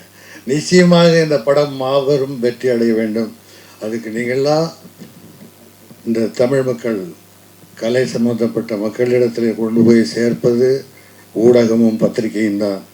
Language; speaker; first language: Tamil; native; Tamil